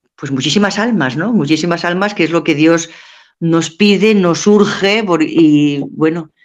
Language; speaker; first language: Spanish; native; Spanish